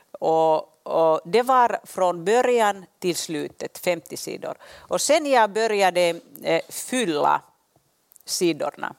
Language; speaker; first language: Swedish; non-native, local second language; Finnish